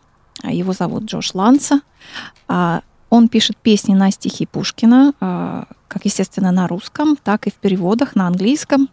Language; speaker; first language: Russian; native; Russian